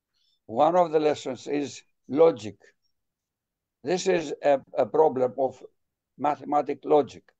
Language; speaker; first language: English; non-native, fluent; Greek